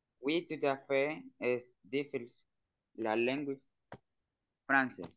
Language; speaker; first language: French; non-native, learner; Spanish